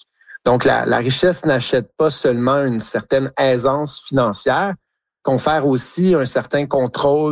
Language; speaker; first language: French; native; French